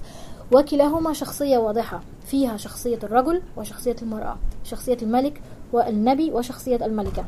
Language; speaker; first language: Arabic; native; Arabic